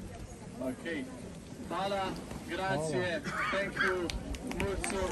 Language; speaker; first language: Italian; non-native, learner; Croatian